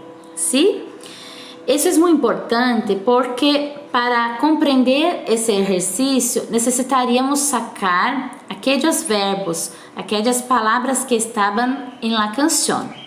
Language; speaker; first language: Spanish; non-native, fluent; Portuguese